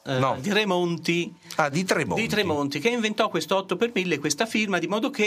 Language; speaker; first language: Italian; native; Italian